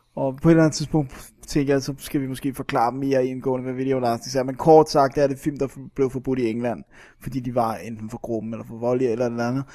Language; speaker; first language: Danish; native; Danish